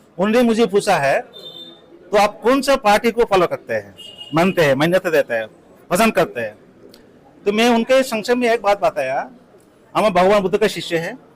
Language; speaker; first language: Hindi; non-native, fluent; Bangla